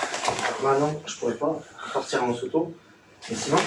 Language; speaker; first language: French; native; French